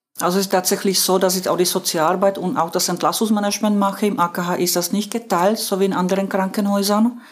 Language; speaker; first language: German; non-native, fluent; Slovak